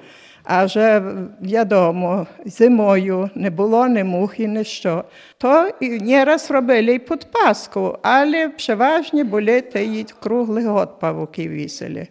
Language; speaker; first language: Ukrainian; native; Ukrainian